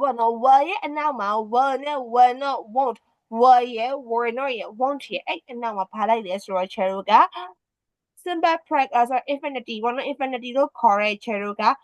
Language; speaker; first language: English; non-native, fluent; Burmese